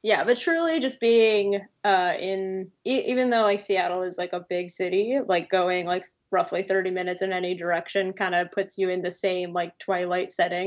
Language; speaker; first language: English; native; English